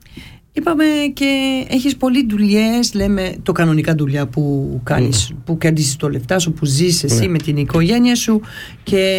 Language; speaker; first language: Greek; early bilingual, heritage; Greek